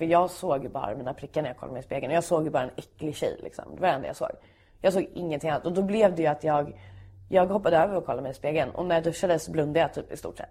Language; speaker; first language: Swedish; native; Swedish